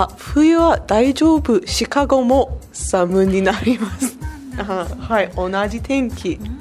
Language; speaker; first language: Japanese; non-native, learner; English